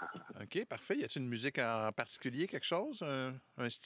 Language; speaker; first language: French; native; French